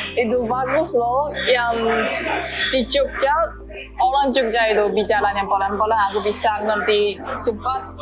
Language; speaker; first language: Indonesian; non-native, fluent; Chinese